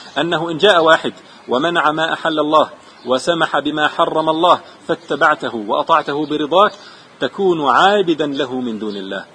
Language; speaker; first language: Arabic; native; Arabic